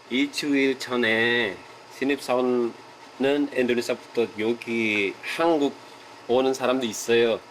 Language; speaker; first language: Korean; non-native, learner; Indonesian